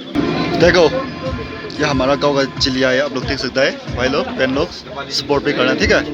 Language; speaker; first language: Hindi; non-native, local second language; Tangkhul Naga (India)